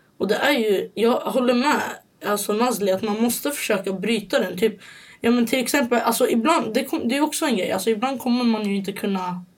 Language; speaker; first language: Swedish; early bilingual, other home language; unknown